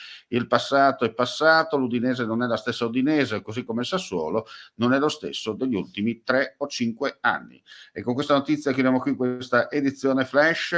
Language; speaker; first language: Italian; native; Italian